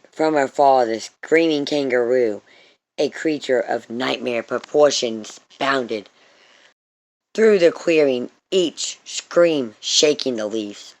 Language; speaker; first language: English; native; English